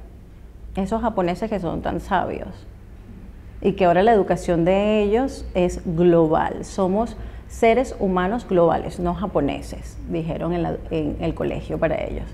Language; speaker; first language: Spanish; native; Spanish